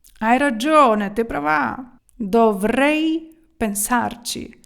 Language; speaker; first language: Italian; non-native, fluent; Ukrainian